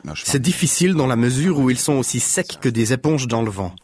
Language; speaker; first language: French; non-native, fluent; German